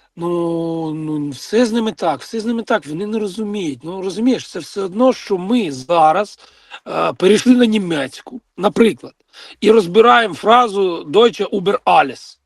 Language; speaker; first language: Ukrainian; non-native, local second language; Russian